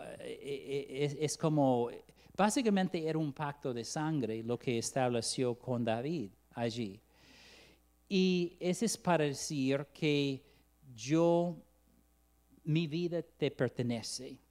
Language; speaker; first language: Spanish; non-native, fluent; English